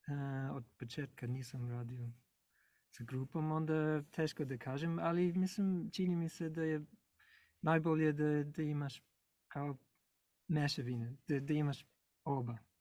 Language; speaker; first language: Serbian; non-native, learner; English